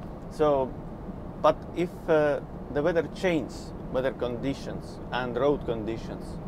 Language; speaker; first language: English; non-native, learner; Estonian